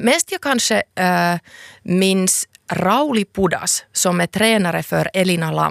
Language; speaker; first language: Swedish; non-native, local second language; Finnish